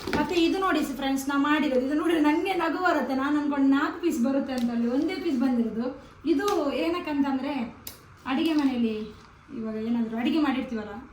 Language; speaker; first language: Kannada; non-native, local second language; Tulu